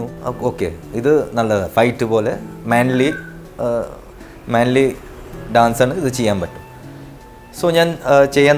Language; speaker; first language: Malayalam; early bilingual, heritage; Malayalam